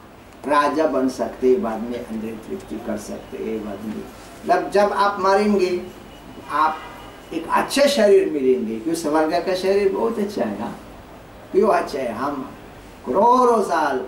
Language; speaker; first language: Hindi; non-native, learner; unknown